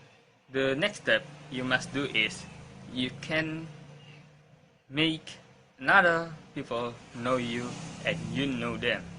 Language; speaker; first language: English; non-native, learner; Indonesian